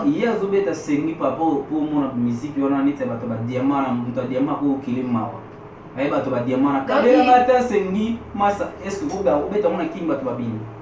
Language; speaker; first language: Lingala; native; Lingala